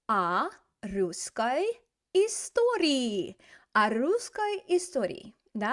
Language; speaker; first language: Russian; non-native, fluent; English